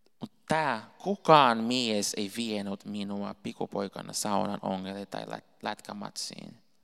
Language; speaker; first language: Finnish; non-native, fluent; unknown